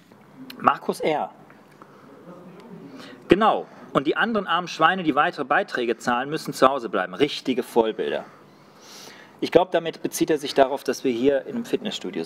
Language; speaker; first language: German; native; German